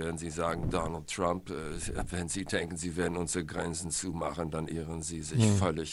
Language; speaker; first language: German; non-native, fluent; English